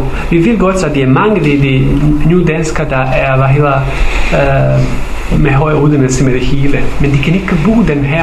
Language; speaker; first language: Danish; non-native, fluent; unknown